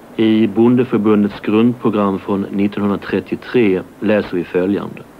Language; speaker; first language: Swedish; native; Swedish